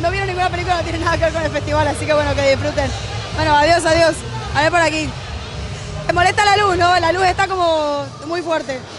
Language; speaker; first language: Spanish; native; Spanish